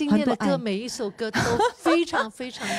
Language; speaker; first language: Chinese; native; Chinese